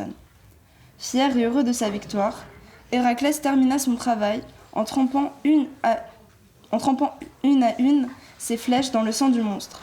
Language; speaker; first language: French; native; French